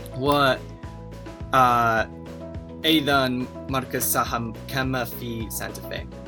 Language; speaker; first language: Arabic; non-native, learner; English